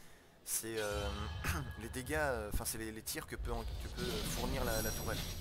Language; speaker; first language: French; native; French